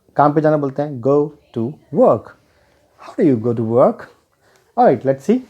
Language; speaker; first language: Hindi; native; Hindi